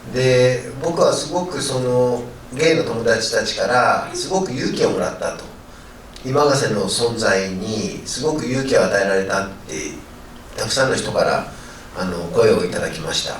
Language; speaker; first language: Japanese; native; Japanese